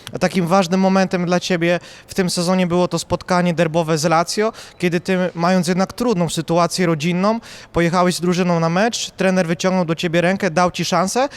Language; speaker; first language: Polish; native; Polish